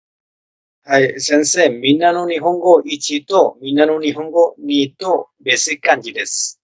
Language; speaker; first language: Japanese; non-native, learner; Bangla